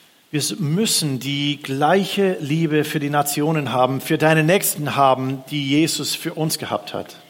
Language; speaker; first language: German; non-native, fluent; English